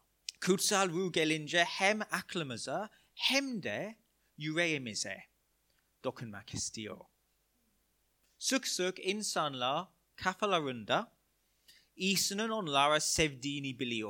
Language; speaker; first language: Turkish; non-native, fluent; English